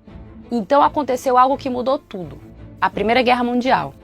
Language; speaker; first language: Portuguese; native; Portuguese